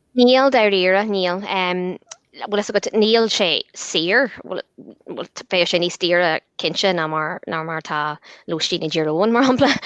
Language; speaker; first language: Irish; non-native, local second language; English